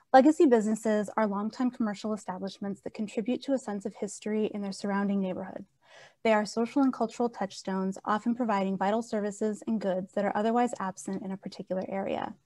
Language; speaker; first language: English; native; English